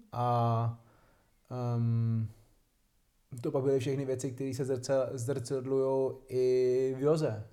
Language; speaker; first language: Czech; non-native, fluent; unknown